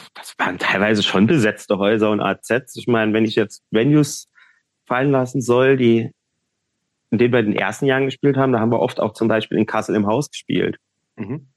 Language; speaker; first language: German; native; German